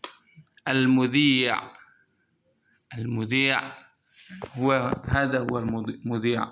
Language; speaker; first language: Arabic; non-native, fluent; Indonesian